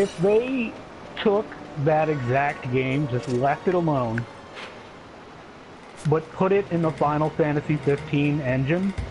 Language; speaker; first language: English; native; English